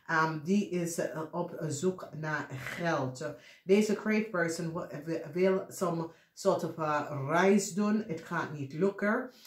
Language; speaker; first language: Dutch; non-native, learner; English